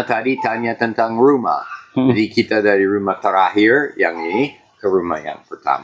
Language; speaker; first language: Indonesian; non-native, fluent; English